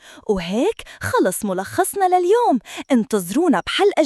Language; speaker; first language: Arabic; native; Arabic